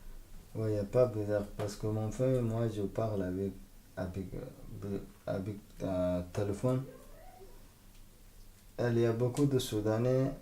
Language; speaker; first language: French; non-native, learner; Arabic